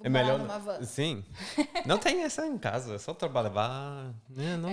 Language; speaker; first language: Portuguese; non-native, learner; English